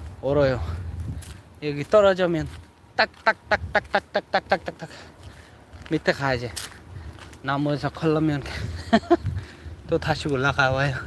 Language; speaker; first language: Korean; non-native, learner; Bangla